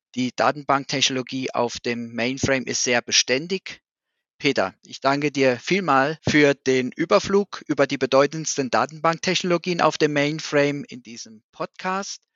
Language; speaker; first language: German; native; German